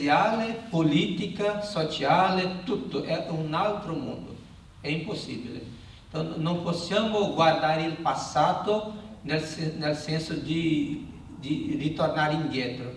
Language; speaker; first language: Italian; non-native, learner; Portuguese